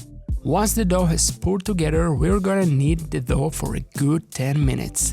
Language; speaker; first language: English; non-native, fluent; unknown